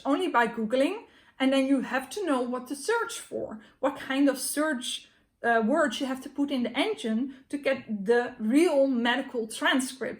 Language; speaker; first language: English; non-native, fluent; Dutch